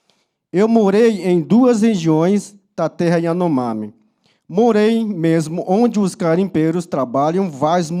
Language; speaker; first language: Portuguese; non-native, local second language; Yanomámi